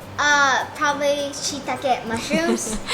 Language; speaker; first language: English; non-native, fluent; Japanese